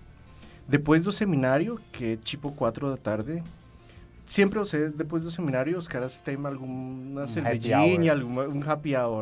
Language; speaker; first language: Portuguese; non-native, fluent; Spanish